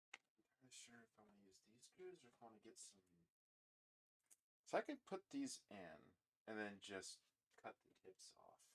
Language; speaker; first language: English; native; English